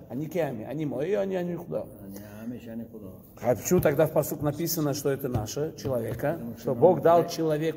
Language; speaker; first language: Russian; early bilingual, heritage; Russian